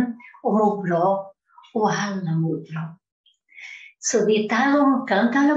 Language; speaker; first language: Swedish; non-native, fluent; Portuguese